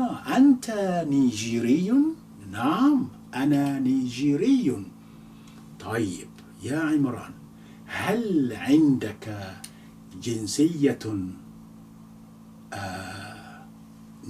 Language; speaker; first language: Arabic; non-native, fluent; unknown